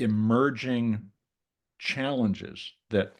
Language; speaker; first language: English; native; English